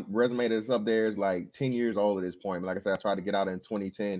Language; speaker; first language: English; native; English